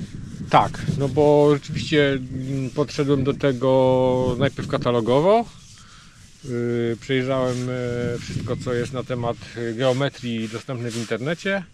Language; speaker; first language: Polish; native; Polish